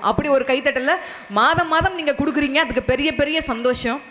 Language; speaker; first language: Tamil; non-native, local second language; Telugu